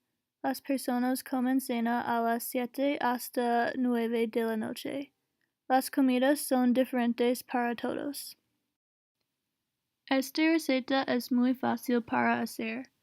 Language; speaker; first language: Spanish; non-native, learner; English